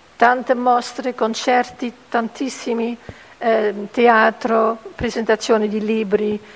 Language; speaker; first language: Italian; non-native, fluent; Dutch